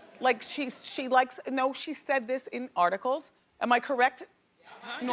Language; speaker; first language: English; native; English